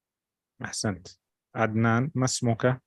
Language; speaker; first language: Arabic; non-native, fluent; English